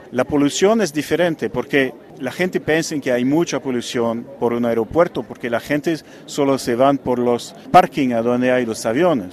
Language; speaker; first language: Spanish; non-native, fluent; French